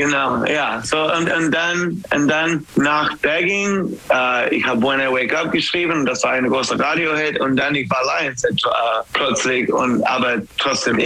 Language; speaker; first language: German; non-native, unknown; English